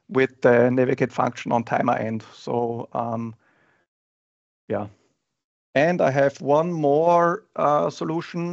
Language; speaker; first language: English; non-native, fluent; German